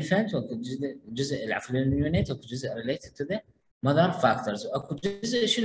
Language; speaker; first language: Arabic; native; Arabic